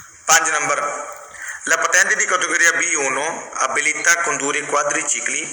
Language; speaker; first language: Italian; non-native, fluent; Punjabi